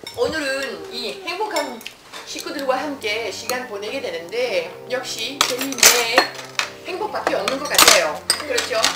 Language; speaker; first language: Korean; non-native, fluent; French